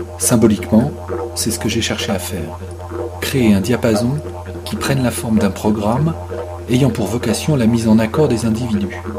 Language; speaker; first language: French; native; French